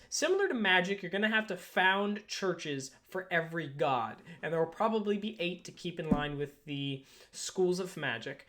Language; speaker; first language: English; native; English